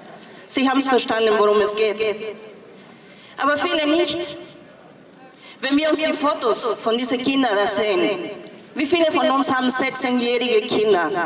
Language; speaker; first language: German; non-native, fluent; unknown